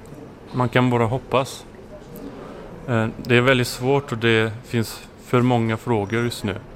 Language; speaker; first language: Swedish; non-native, fluent; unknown